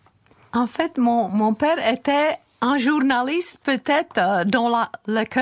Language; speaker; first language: French; non-native, fluent; Czech